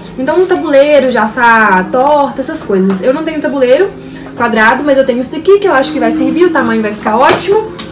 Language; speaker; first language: Portuguese; native; Portuguese